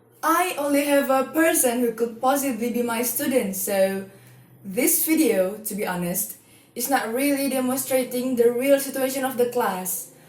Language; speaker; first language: English; non-native, fluent; Indonesian